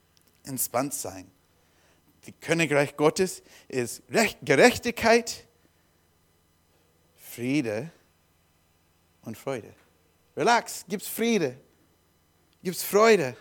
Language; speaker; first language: German; non-native, learner; English